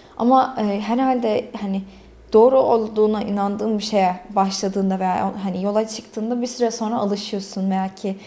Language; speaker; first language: Turkish; early bilingual, other home language; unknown